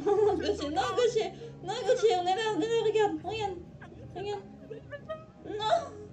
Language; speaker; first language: French; native; French